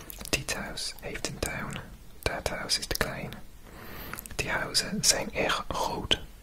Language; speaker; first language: Dutch; non-native, learner; English